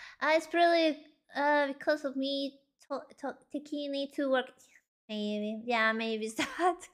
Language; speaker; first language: English; non-native, learner; Spanish